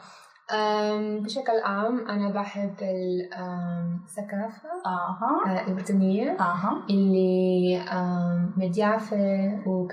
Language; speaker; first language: Arabic; non-native, learner; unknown